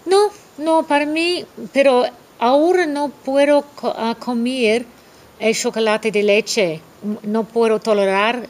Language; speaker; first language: Spanish; non-native, fluent; English